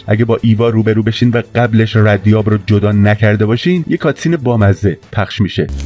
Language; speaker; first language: Persian; native; Persian